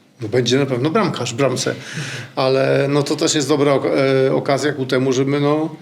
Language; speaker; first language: Polish; native; Polish